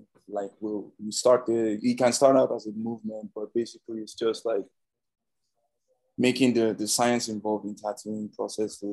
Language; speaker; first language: English; non-native, local second language; Yoruba